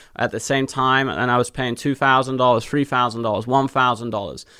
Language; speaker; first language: English; native; English